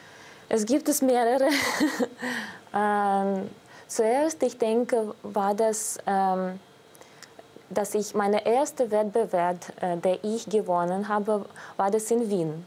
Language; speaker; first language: German; non-native, fluent; Russian